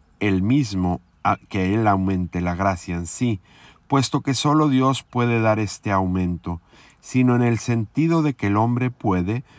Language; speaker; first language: Spanish; native; Spanish